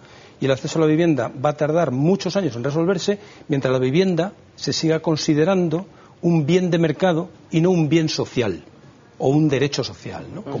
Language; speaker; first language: Spanish; native; Spanish